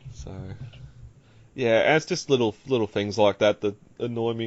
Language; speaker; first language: English; native; English